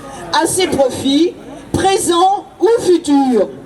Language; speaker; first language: French; native; French